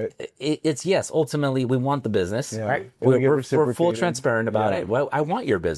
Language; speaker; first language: English; native; English